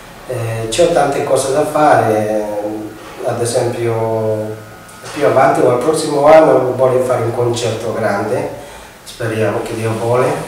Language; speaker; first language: Italian; non-native, fluent; Spanish